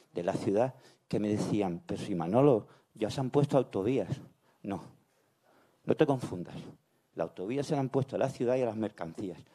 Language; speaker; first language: Spanish; native; Spanish